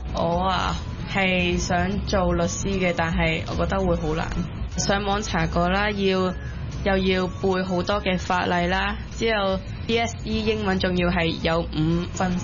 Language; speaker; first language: Chinese; early bilingual, other home language; Vietnamese